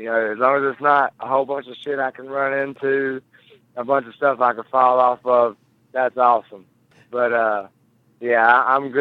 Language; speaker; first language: English; native; English